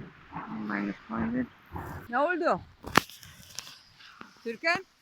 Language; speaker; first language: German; non-native, fluent; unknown